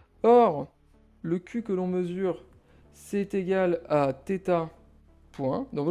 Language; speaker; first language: French; native; French